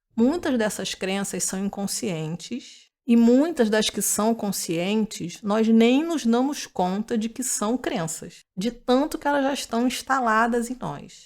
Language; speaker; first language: Portuguese; native; Portuguese